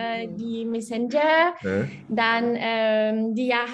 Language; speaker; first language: Indonesian; non-native, learner; French